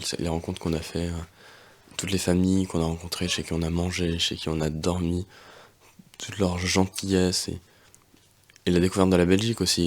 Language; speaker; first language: French; native; French